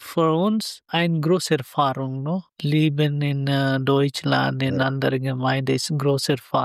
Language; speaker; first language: German; non-native, learner; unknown